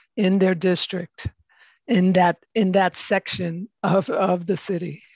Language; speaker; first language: English; native; English